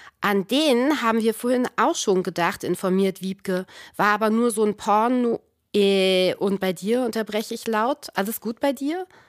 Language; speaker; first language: German; native; German